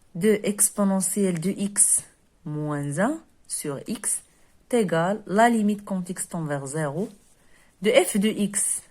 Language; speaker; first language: French; non-native, local second language; Arabic